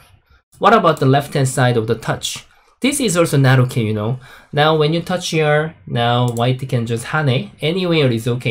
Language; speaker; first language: English; non-native, fluent; Korean